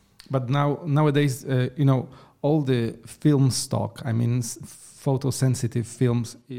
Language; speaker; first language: English; non-native, fluent; Polish